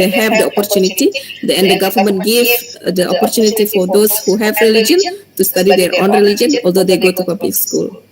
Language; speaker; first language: English; non-native, fluent; Indonesian